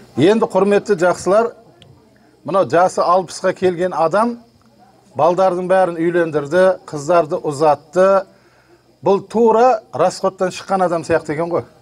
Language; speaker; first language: Kazakh; native; Kazakh